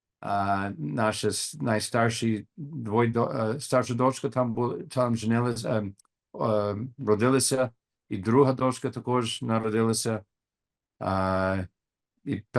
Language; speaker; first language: Ukrainian; non-native, learner; English